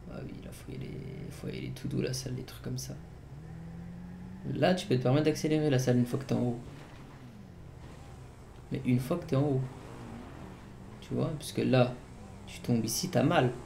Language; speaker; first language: French; native; French